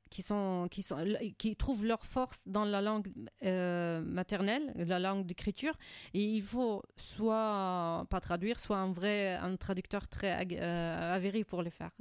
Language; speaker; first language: French; non-native, fluent; Arabic